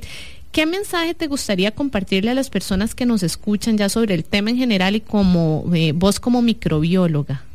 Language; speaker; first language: Spanish; native; Spanish